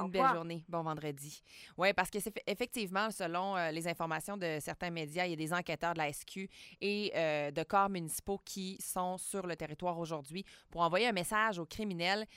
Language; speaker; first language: French; native; French